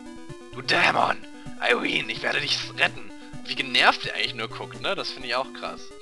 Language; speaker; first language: German; native; German